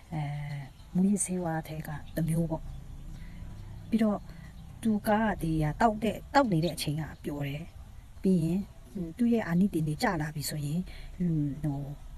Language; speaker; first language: Burmese; non-native, local second language; Kachin